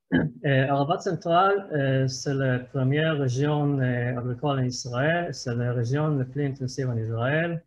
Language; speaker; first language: French; non-native, fluent; Hebrew